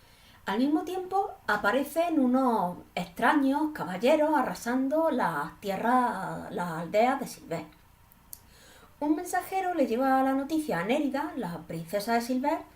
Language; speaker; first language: Spanish; native; Spanish